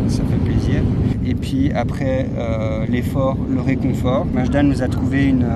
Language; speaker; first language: French; native; French